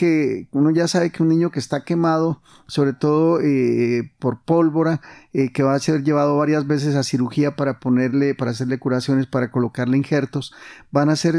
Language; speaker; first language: Spanish; native; Spanish